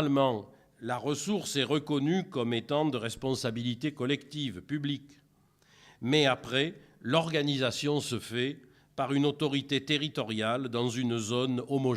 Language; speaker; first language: French; native; French